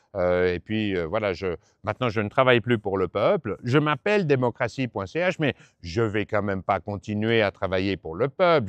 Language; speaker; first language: French; native; French